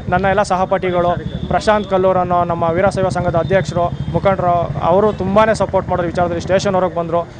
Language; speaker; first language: Kannada; native; Kannada